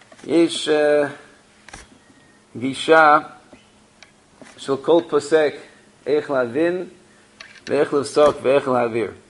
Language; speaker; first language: Hebrew; non-native, fluent; English